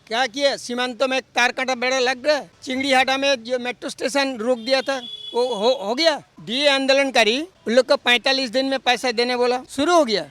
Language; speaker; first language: Hindi; non-native, local second language; Bangla